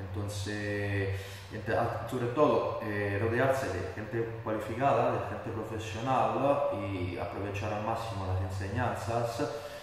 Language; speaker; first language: Spanish; non-native, fluent; Italian